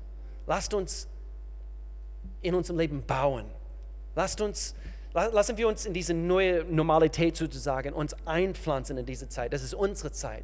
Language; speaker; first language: German; non-native, fluent; English